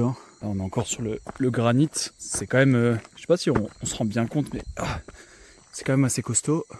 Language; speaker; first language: French; native; French